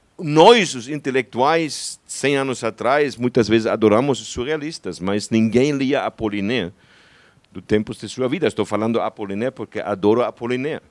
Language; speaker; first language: Portuguese; non-native, fluent; German